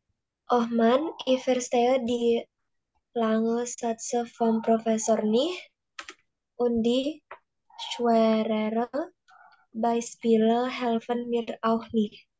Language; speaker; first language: German; non-native, learner; Indonesian